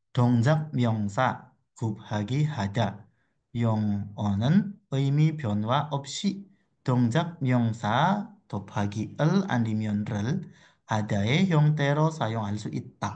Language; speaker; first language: Korean; non-native, fluent; Indonesian